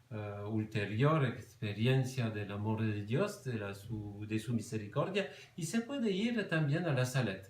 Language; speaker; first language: Spanish; non-native, fluent; French